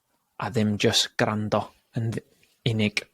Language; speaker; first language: Welsh; non-native, local second language; English